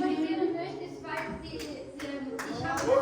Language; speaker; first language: German; non-native, fluent; Portuguese